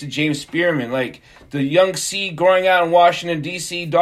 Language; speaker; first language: English; native; English